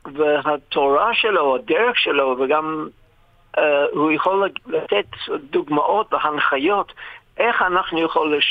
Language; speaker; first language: Hebrew; non-native, fluent; English